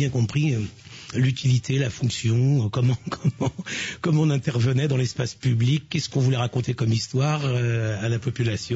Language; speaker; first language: French; native; French